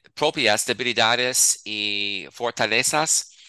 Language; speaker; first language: Spanish; non-native, fluent; English